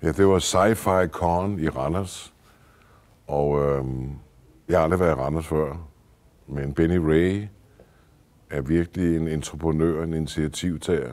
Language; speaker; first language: Danish; native; Danish